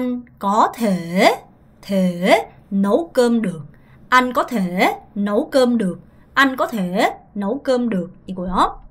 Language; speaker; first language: Vietnamese; non-native, fluent; Korean